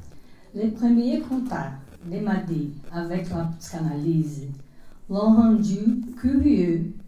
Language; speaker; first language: French; non-native, fluent; Portuguese